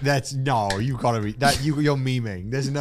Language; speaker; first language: English; native; English